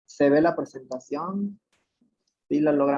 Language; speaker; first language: Spanish; native; Spanish